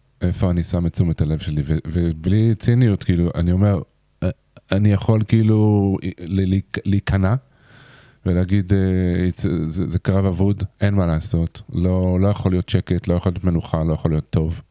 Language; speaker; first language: Hebrew; native; Hebrew